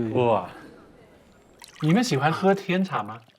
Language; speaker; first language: Chinese; non-native, fluent; English